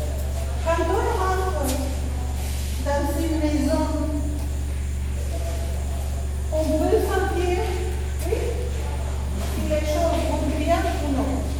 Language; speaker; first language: French; non-native, fluent; Spanish